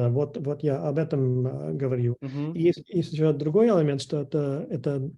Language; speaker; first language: Russian; non-native, fluent; English